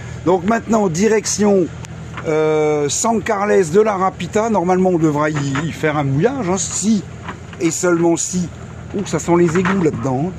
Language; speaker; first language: French; native; French